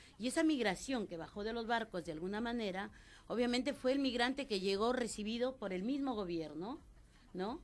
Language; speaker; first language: Spanish; native; Spanish